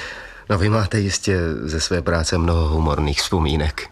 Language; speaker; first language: Czech; native; Czech